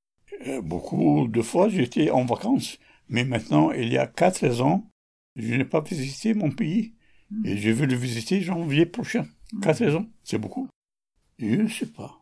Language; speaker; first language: French; non-native, learner; Arabic